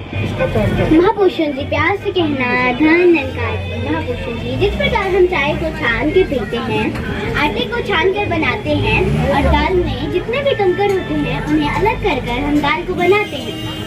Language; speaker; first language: Hindi; native; Hindi